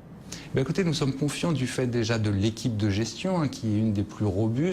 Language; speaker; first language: French; native; French